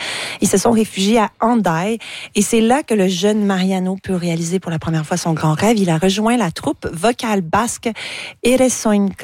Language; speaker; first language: French; native; French